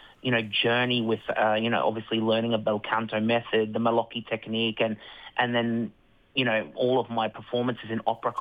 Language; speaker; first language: English; native; English